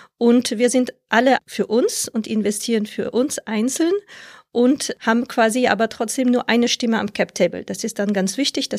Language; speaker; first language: German; non-native, fluent; French